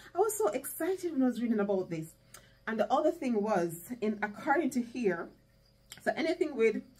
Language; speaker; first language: English; non-native, local second language; Jamaican Creole English